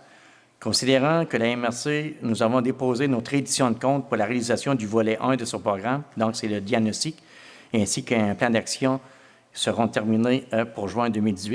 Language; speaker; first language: French; native; French